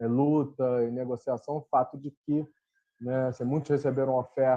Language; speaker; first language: Portuguese; native; Portuguese